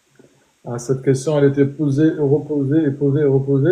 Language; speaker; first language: French; native; French